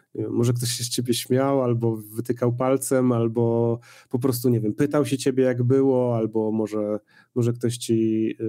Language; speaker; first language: Polish; native; Polish